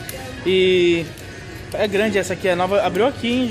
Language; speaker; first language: Portuguese; native; Portuguese